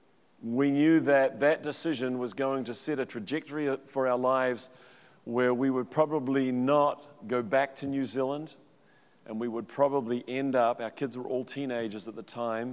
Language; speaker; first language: English; native; English